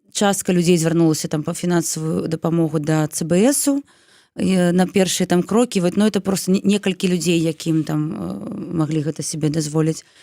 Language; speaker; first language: Belarusian; non-native, local second language; Russian